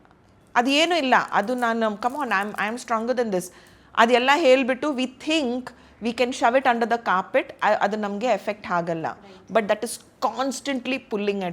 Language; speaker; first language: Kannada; non-native, local second language; Hindi